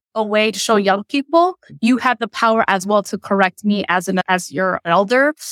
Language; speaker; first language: English; early bilingual, other home language; Western Cham